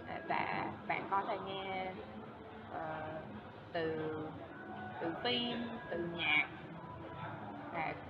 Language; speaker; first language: Vietnamese; non-native, fluent; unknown